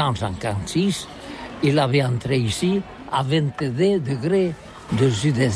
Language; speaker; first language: French; non-native, learner; Catalan